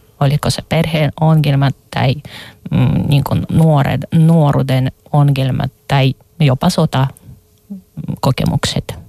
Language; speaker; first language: Finnish; non-native, fluent; Russian